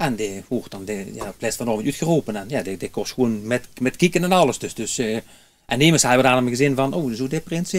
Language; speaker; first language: Dutch; native; Dutch